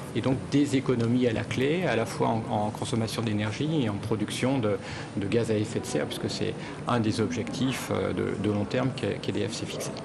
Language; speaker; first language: French; native; French